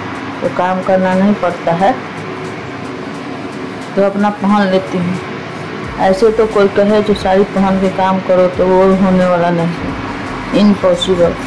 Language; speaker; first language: Hindi; non-native, local second language; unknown